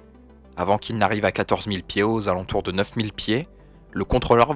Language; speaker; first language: French; native; French